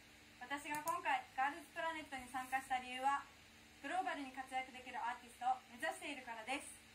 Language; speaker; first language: Japanese; native; Japanese